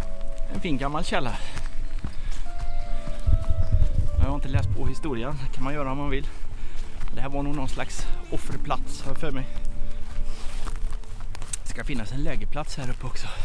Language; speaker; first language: Swedish; native; Swedish